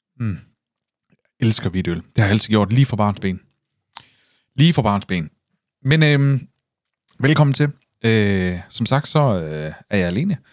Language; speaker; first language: Danish; native; Danish